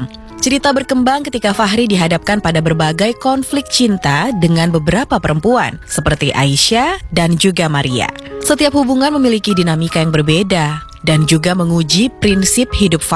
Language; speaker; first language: Indonesian; native; Indonesian